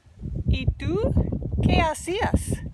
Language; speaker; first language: Spanish; non-native, fluent; English